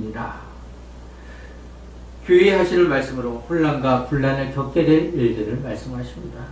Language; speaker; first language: Korean; native; Korean